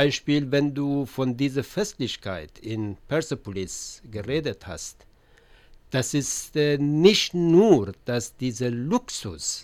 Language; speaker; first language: German; non-native, learner; Persian